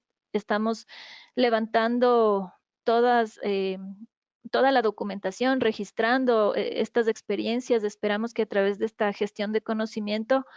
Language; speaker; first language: Spanish; native; Spanish